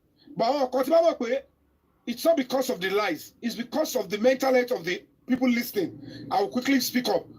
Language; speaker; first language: English; non-native, local second language; Yoruba